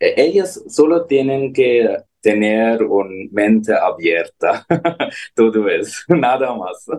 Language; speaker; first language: Spanish; non-native, learner; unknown